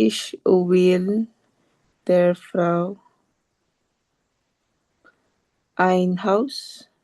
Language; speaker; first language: German; non-native, learner; Filipino